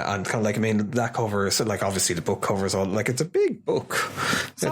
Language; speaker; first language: English; native; English